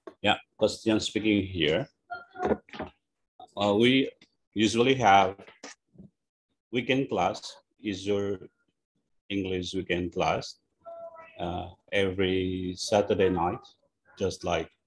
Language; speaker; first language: English; non-native, fluent; Indonesian